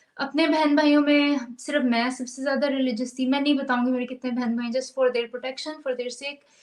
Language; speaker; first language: Urdu; native; Urdu